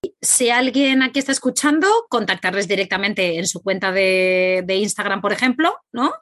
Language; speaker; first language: Spanish; native; Spanish